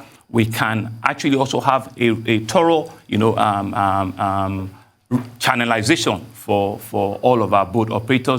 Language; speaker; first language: English; non-native, local second language; Yoruba